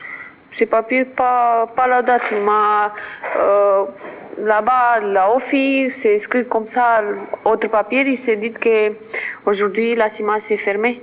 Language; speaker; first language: French; non-native, learner; Romanian